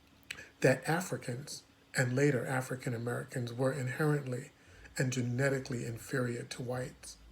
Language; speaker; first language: English; native; English